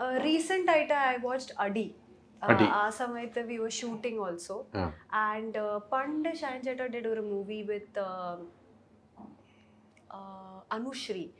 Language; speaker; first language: Malayalam; early bilingual, heritage; Malayalam